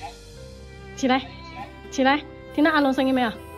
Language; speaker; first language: Chinese; non-native, local second language; Hakka Chinese